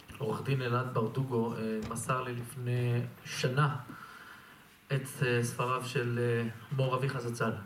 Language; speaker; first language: Hebrew; native; Hebrew